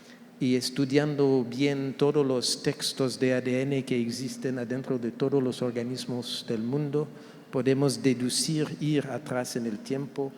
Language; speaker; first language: Spanish; non-native, fluent; French